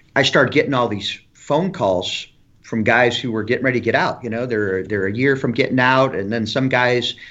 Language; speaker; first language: English; native; English